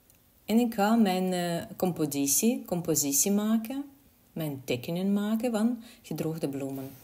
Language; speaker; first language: Dutch; non-native, learner; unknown